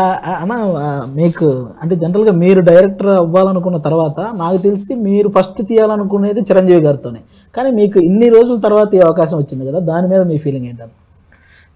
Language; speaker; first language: Telugu; native; Telugu